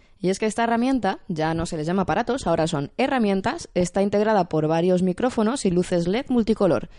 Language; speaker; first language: Spanish; native; Spanish